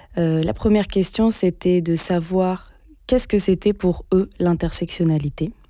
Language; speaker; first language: French; non-native, fluent; Italian